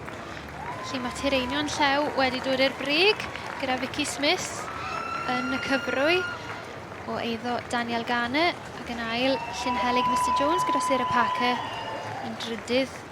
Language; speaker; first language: Welsh; native; Welsh